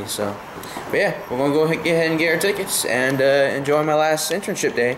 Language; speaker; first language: English; native; English